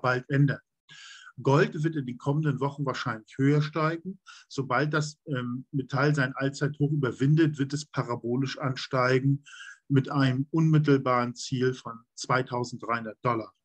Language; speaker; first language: German; native; German